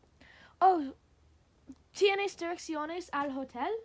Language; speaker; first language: Spanish; non-native, learner; English